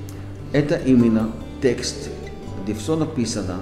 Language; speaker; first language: Russian; non-native, fluent; Hebrew